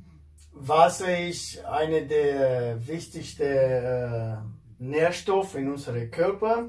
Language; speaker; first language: German; non-native, fluent; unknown